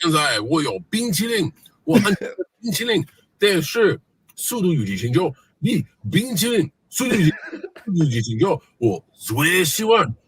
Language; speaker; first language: Chinese; non-native, learner; English